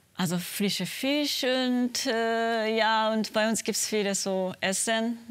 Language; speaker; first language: German; non-native, learner; Japanese